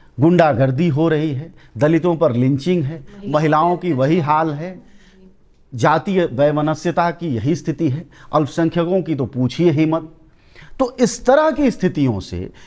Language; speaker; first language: Hindi; native; Hindi